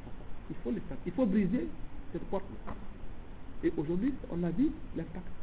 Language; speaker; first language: French; non-native, local second language; Tamasheq